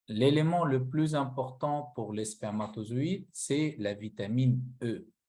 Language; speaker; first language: French; non-native, local second language; Arabic